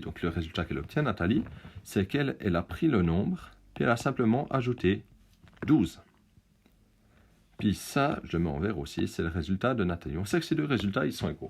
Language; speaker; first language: French; native; French